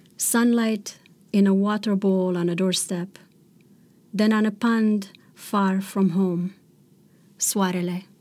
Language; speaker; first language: English; non-native, fluent; Romanian